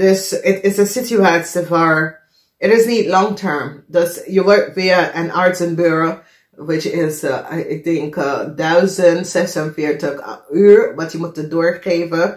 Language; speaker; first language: Dutch; non-native, fluent; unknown